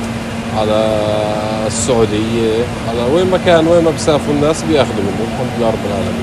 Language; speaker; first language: Arabic; native; Arabic